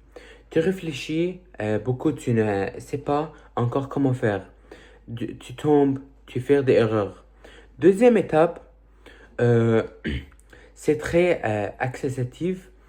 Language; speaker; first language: French; early bilingual, other home language; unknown